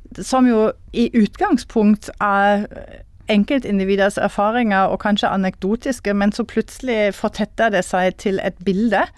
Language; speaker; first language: Norwegian; non-native, fluent; German